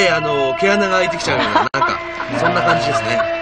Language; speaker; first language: Japanese; native; Japanese